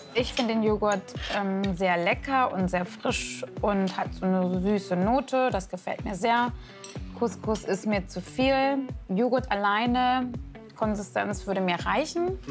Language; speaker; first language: German; non-native, fluent; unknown